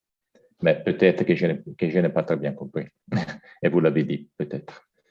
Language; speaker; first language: French; non-native, fluent; Italian